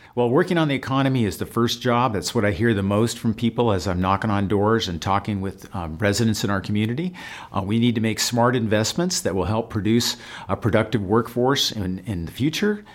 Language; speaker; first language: English; native; English